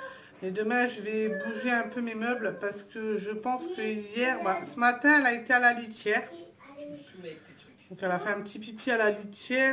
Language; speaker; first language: French; native; French